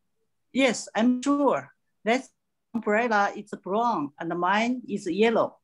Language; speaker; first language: English; non-native, learner; Chinese